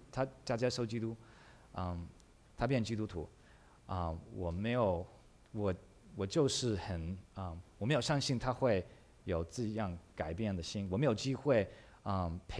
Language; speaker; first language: Chinese; early bilingual, heritage; English